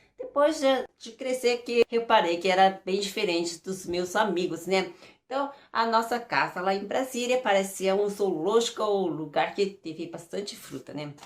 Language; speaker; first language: Portuguese; early bilingual, other home language; Japanese